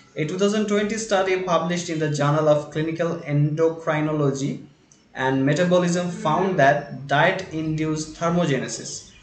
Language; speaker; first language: English; non-native, local second language; Bangla